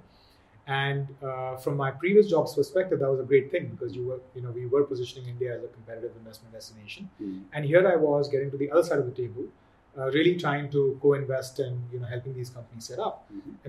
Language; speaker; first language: English; non-native, local second language; Hindi